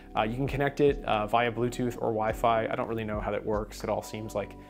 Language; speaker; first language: English; native; English